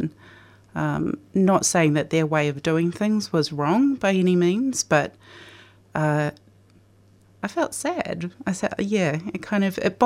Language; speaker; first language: English; native; English